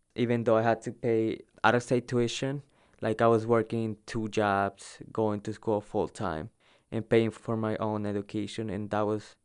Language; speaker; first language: English; early bilingual, other home language; Spanish